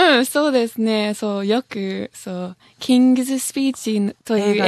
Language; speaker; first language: Japanese; non-native, fluent; English